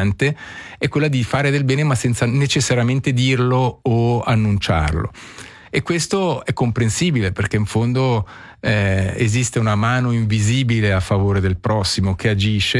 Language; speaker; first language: Italian; native; Italian